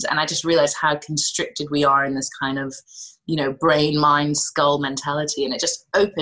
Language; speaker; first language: English; native; English